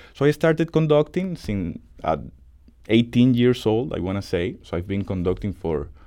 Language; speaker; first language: English; non-native, fluent; Spanish